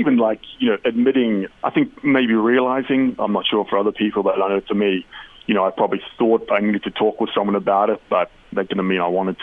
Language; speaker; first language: English; native; English